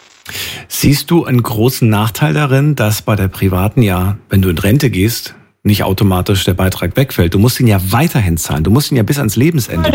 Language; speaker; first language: German; native; German